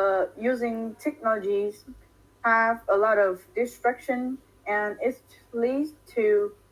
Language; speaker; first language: English; non-native, fluent; Vietnamese